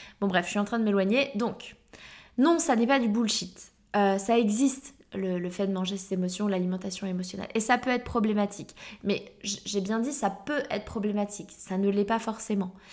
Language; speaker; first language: French; native; French